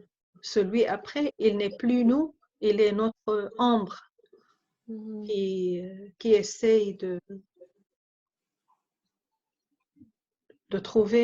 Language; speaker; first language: French; non-native, fluent; Arabic